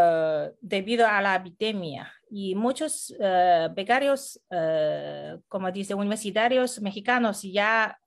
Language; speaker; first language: Spanish; non-native, fluent; Chinese